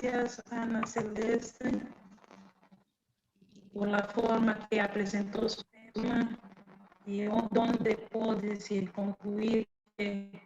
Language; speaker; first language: Spanish; non-native, fluent; Portuguese